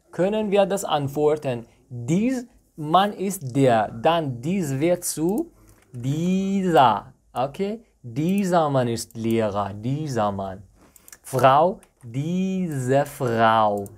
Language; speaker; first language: German; non-native, fluent; Persian